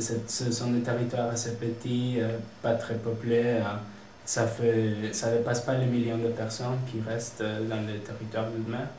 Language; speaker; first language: French; non-native, fluent; Spanish